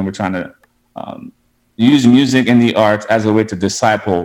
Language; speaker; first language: English; non-native, fluent; Haitian Creole